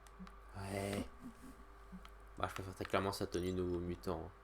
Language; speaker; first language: French; native; French